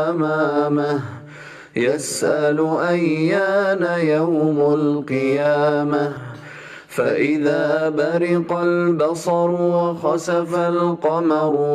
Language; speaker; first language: Arabic; native; Arabic